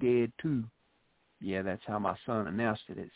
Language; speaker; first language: English; native; English